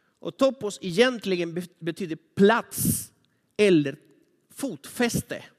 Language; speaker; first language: Swedish; non-native, fluent; Spanish